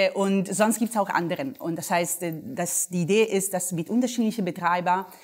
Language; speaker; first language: German; non-native, fluent; Italian